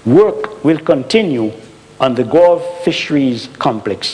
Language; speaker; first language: English; native; English